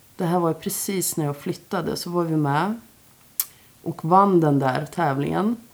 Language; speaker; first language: Swedish; native; Swedish